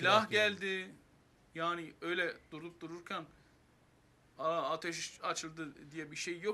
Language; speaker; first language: Turkish; non-native, fluent; Armenian